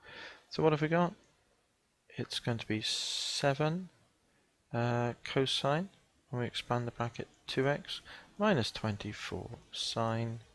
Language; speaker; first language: English; native; English